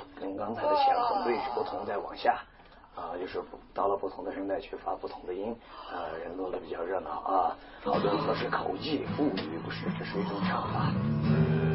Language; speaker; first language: Chinese; non-native, local second language; Tuvinian